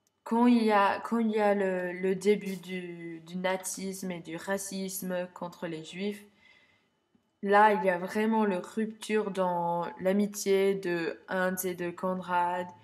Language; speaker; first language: French; non-native, learner; English